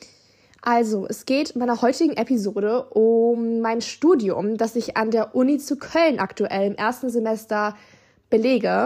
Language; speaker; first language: German; native; German